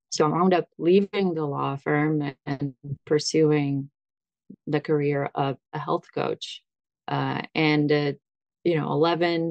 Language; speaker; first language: English; early bilingual, other home language; Russian